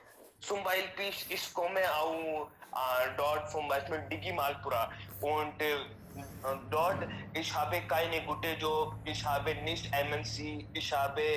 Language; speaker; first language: German; non-native, learner; Hindi